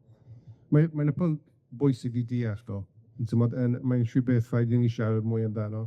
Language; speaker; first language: Welsh; non-native, fluent; English